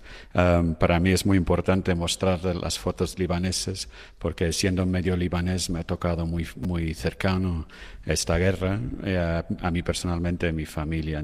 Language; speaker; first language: Spanish; non-native, fluent; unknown